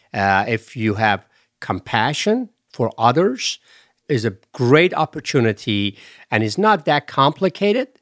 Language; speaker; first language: English; non-native, fluent; Persian